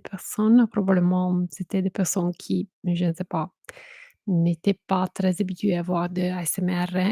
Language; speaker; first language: French; non-native, fluent; Italian